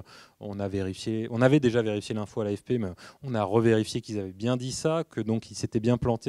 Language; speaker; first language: French; native; French